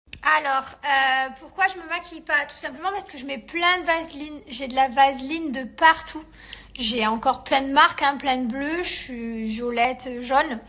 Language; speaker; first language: French; native; French